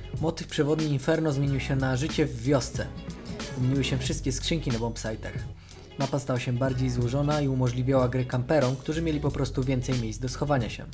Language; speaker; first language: Polish; native; Polish